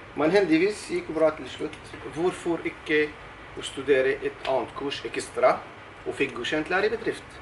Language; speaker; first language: Norwegian; non-native, fluent; Arabic